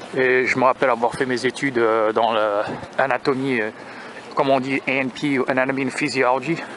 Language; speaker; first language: French; native; French